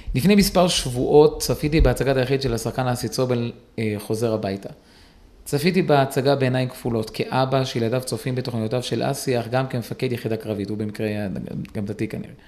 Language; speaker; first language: Hebrew; native; Hebrew